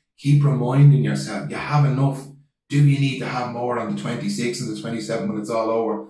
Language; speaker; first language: English; native; English